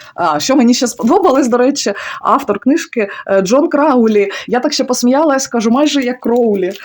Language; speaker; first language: Ukrainian; non-native, local second language; Russian